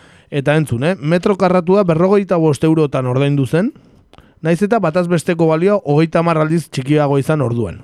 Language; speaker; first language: Basque; early bilingual, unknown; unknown